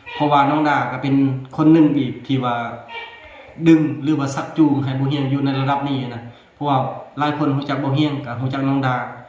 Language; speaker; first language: Lao; non-native, local second language; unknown